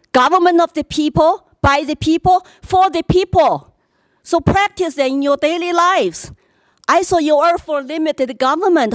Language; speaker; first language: English; non-native, fluent; Chinese